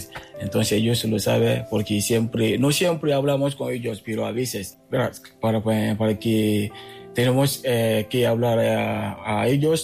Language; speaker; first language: Spanish; non-native, fluent; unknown